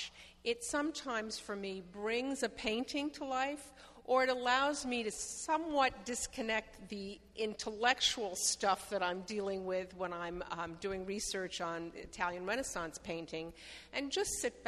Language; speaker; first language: English; native; English